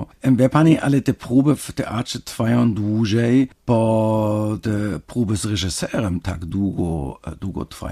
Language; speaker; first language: Polish; non-native, fluent; German